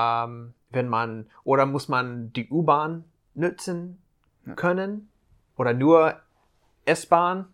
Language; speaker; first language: German; non-native, fluent; English